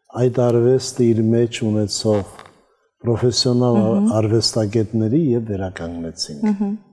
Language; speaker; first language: Armenian; native; Armenian